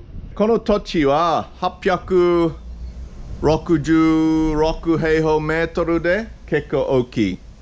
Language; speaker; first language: Japanese; non-native, learner; English